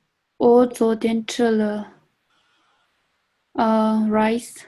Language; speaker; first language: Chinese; non-native, learner; English